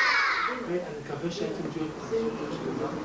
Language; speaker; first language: Hebrew; native; Hebrew